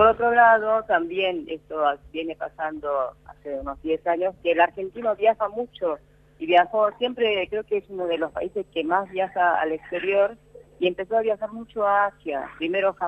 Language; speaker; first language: Spanish; early bilingual, other home language; Korean